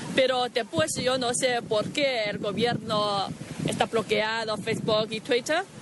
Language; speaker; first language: Spanish; non-native, learner; Chinese